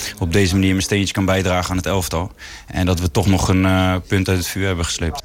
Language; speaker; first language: Dutch; native; Dutch